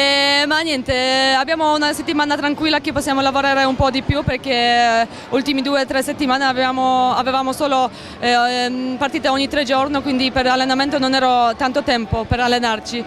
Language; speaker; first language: Italian; non-native, fluent; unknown